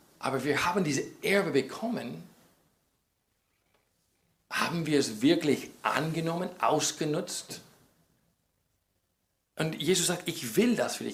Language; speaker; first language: German; non-native, fluent; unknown